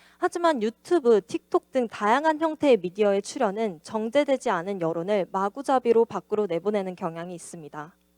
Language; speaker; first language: Korean; native; Korean